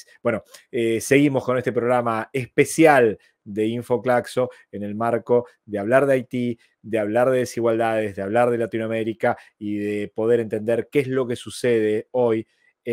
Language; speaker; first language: Spanish; native; Spanish